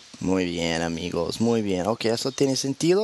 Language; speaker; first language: Spanish; non-native, fluent; English